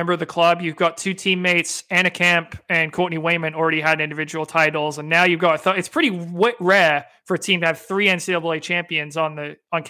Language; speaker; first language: English; native; English